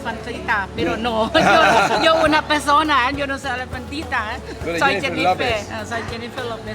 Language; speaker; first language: Spanish; non-native, learner; Thai